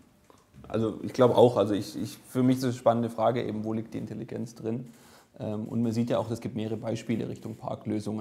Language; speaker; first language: German; native; German